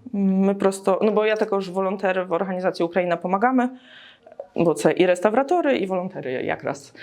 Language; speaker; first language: Polish; non-native, learner; Ukrainian